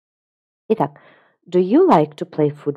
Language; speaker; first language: English; non-native, fluent; Russian